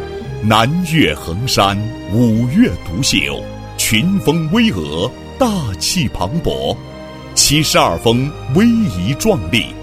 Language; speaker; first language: Chinese; native; Chinese